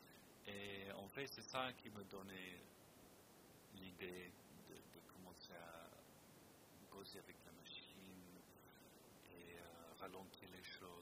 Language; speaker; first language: French; non-native, fluent; English